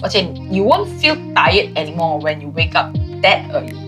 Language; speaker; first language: English; non-native, local second language; Chinese